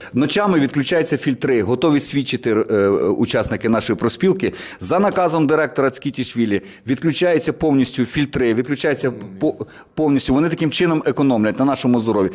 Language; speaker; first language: Ukrainian; non-native, local second language; Russian